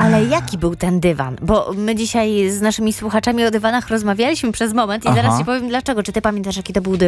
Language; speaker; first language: Polish; native; Polish